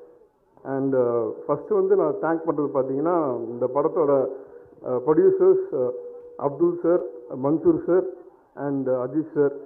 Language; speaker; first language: Tamil; native; Tamil